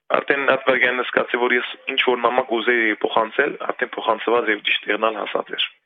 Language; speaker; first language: Armenian; early bilingual, heritage; Armenian